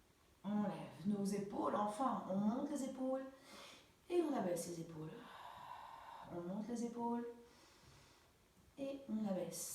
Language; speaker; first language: French; native; French